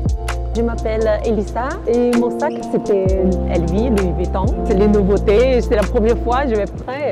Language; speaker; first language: French; non-native, learner; Chinese